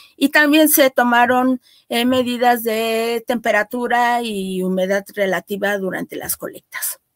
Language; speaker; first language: Spanish; native; Spanish